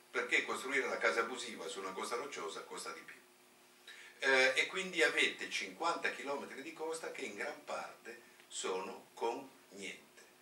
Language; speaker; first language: Italian; native; Italian